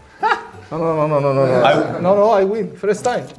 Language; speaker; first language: English; non-native, learner; Spanish